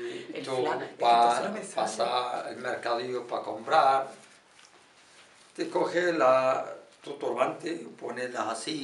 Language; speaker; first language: Spanish; non-native, learner; Arabic